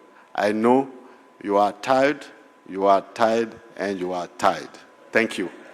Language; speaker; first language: English; non-native, fluent; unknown